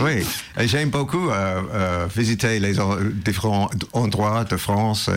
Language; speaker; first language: French; non-native, learner; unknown